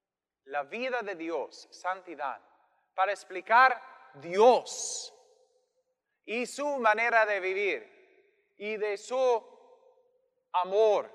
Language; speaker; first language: Spanish; non-native, fluent; English